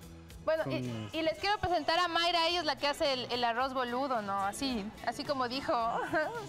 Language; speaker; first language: Spanish; native; Spanish